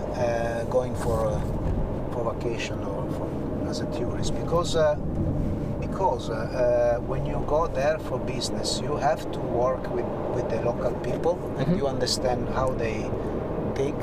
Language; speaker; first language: English; non-native, learner; Italian